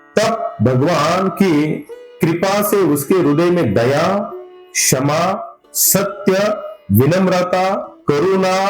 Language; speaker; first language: Hindi; non-native, local second language; Marathi